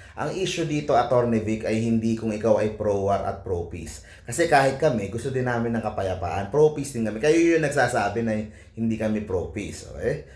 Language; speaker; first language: Filipino; native; Filipino